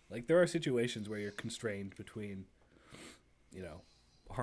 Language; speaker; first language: English; native; English